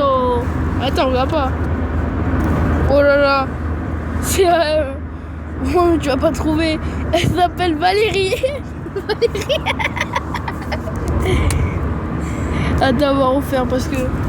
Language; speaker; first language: French; native; French